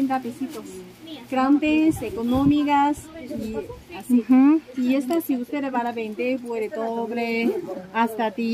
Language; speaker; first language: Spanish; non-native, learner; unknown